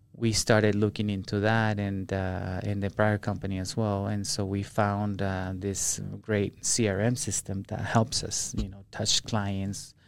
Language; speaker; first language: English; non-native, fluent; Spanish